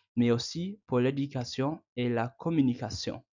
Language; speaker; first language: French; non-native, learner; English